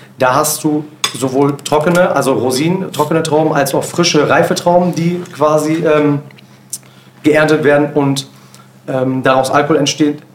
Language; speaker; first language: German; early bilingual, other home language; Turkish